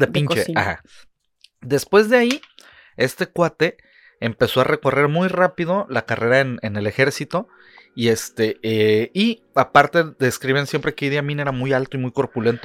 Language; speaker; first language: Spanish; native; Spanish